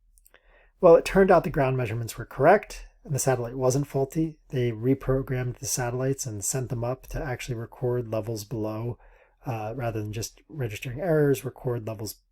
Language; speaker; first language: English; native; English